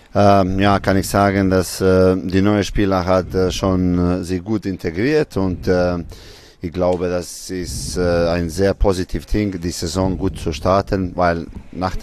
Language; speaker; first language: German; non-native, fluent; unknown